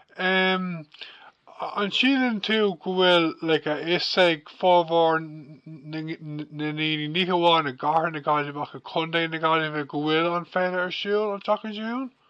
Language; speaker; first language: Irish; non-native, local second language; English